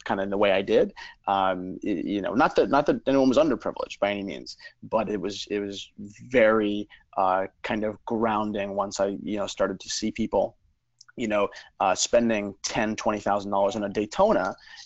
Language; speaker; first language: English; native; English